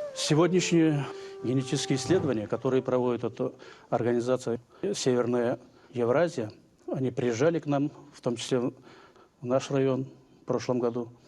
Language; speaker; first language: Russian; non-native, local second language; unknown